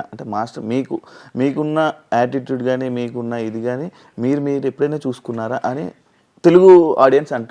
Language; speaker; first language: Telugu; native; Telugu